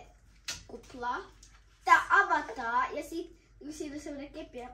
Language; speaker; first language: Finnish; early bilingual, other home language; Kinyarwanda